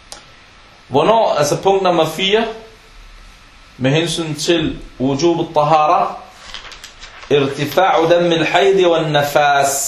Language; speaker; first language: Danish; non-native, fluent; Arabic